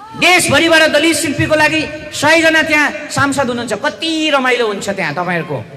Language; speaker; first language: Nepali; non-native, local second language; Limbu